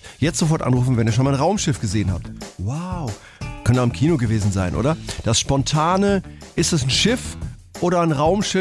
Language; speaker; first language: German; native; German